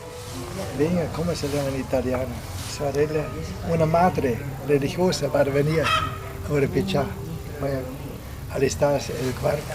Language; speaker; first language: Spanish; non-native, fluent; Italian